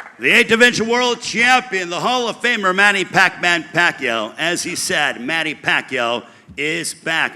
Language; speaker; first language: English; native; English